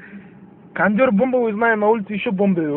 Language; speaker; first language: Russian; non-native, local second language; Uzbek